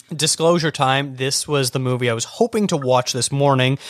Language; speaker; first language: English; native; English